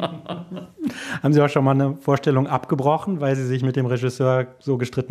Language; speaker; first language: German; native; German